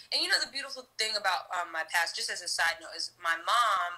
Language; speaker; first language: English; native; English